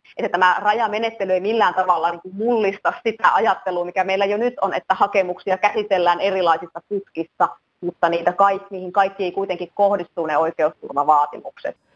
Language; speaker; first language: Finnish; native; Finnish